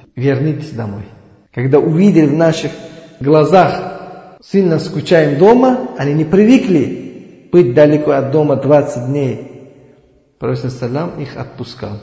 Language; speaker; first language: Russian; non-native, learner; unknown